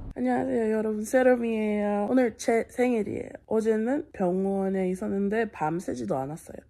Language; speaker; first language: Korean; non-native, fluent; English